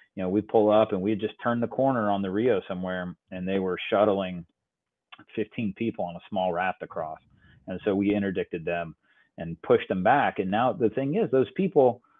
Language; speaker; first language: English; native; English